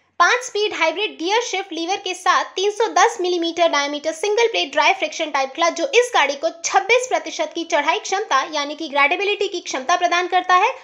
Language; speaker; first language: Hindi; native; Hindi